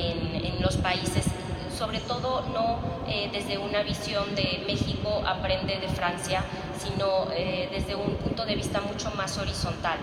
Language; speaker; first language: Spanish; native; Spanish